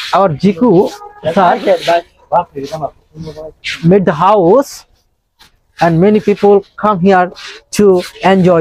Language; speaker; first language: English; non-native, learner; Bangla